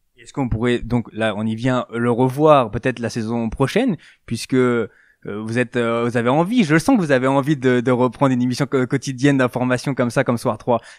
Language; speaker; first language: French; native; French